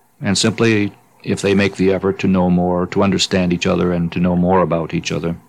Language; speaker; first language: English; native; English